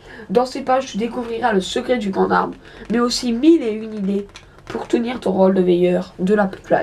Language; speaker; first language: French; native; French